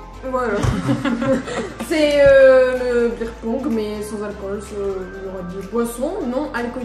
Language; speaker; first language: French; native; French